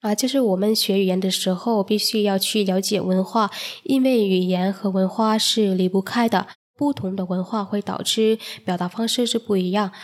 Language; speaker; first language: Chinese; non-native, fluent; Vietnamese